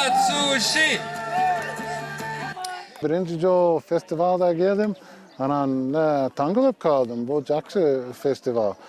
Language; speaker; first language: Kyrgyz; non-native, learner; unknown